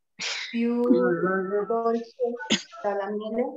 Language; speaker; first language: Italian; non-native, learner; Spanish